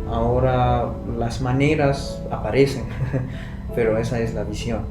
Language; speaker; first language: Spanish; non-native, fluent; Persian